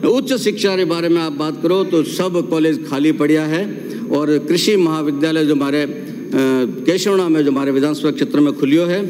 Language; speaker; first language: Hindi; native; Hindi